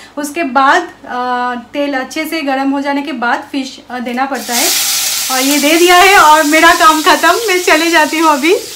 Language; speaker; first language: Hindi; non-native, local second language; Bangla